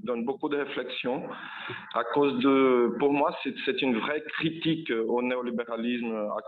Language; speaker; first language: French; non-native, fluent; Portuguese